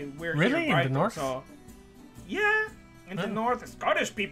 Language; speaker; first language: English; non-native, fluent; Spanish